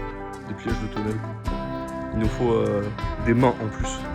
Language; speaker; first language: French; native; French